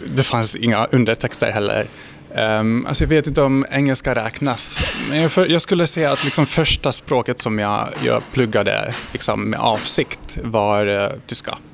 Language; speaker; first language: Swedish; non-native, fluent; Hungarian